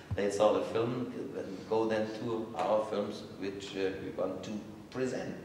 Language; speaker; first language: English; non-native, fluent; German